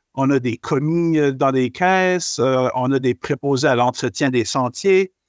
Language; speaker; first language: French; native; French